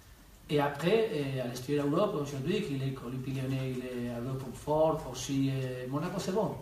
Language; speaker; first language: French; non-native, learner; Spanish